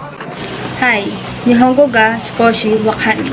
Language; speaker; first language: Japanese; non-native, learner; Filipino